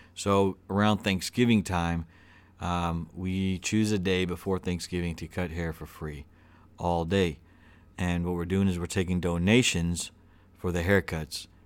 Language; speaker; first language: English; native; English